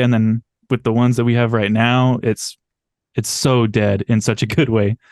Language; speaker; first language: English; native; English